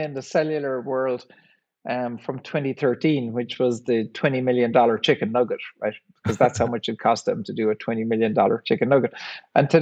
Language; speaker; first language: English; native; English